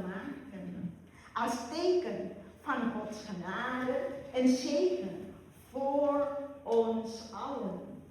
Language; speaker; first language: Dutch; early bilingual, other home language; Malay